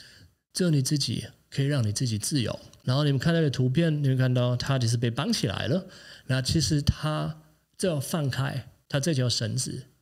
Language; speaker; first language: Chinese; non-native, fluent; German